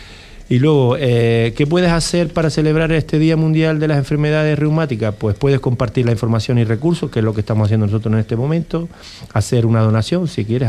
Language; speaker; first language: Spanish; native; Spanish